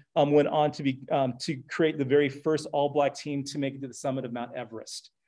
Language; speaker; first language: English; native; English